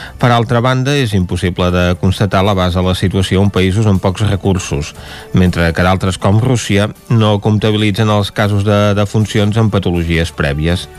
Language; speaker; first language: Catalan; native; Catalan